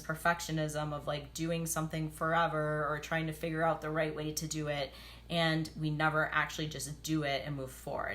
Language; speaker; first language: English; native; English